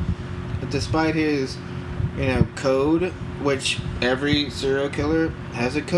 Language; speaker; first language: English; native; English